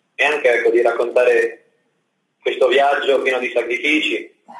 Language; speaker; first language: Italian; early bilingual, other home language; English